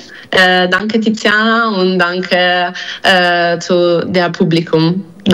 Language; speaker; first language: German; non-native, learner; Italian